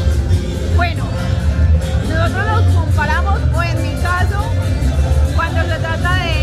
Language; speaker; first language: Spanish; native; Spanish